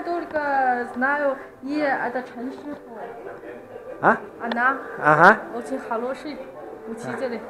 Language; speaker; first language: Russian; non-native, learner; Chinese